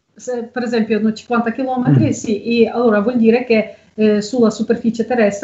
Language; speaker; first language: Italian; non-native, learner; Russian